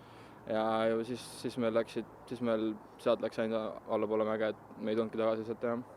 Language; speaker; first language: Estonian; non-native, local second language; Russian